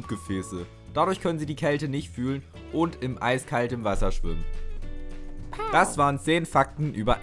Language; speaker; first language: German; native; German